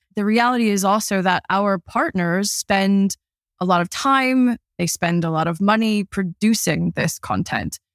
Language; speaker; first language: English; native; English